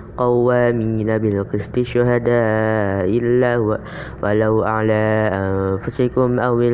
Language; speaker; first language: Arabic; non-native, learner; Indonesian